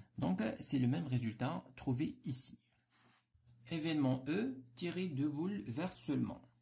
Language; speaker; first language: French; non-native, local second language; Arabic